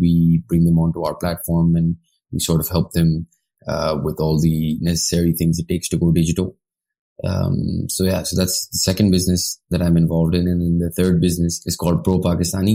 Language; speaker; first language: English; non-native, local second language; Urdu